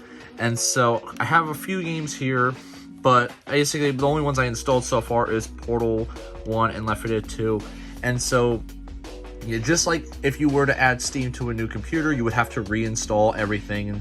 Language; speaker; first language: English; native; English